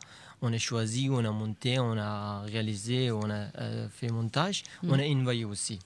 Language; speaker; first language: French; non-native, learner; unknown